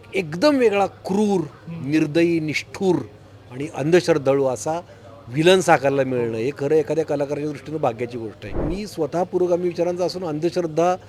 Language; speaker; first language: Marathi; native; Marathi